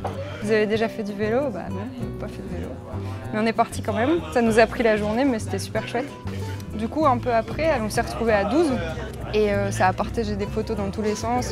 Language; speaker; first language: French; native; French